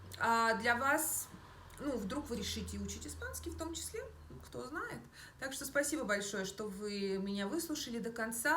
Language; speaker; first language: Russian; native; Russian